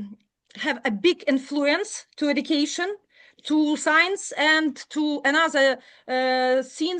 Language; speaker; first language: English; non-native, learner; Ukrainian